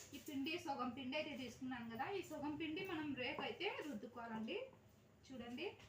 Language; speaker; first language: Telugu; non-native, local second language; Urdu